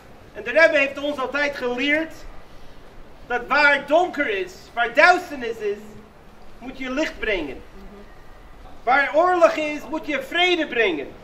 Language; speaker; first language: Dutch; non-native, fluent; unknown